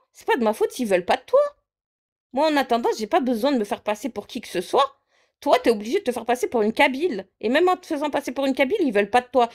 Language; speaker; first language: French; early bilingual, other home language; Portuguese